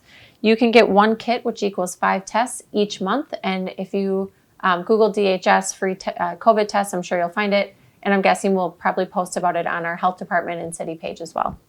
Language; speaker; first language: English; native; English